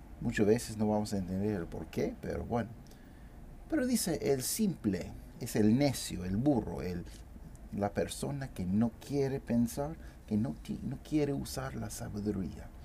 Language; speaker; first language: Spanish; non-native, fluent; English